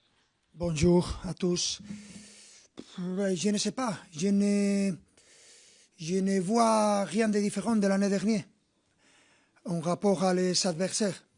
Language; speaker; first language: French; non-native, fluent; Spanish